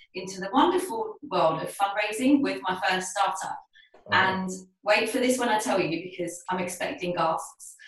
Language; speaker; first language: English; native; English